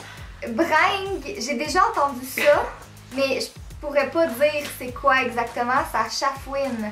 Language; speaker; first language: French; native; French